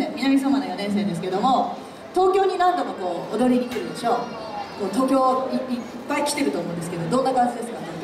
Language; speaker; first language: Japanese; native; Japanese